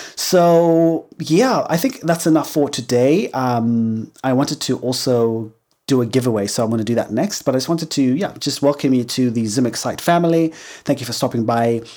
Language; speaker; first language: English; native; English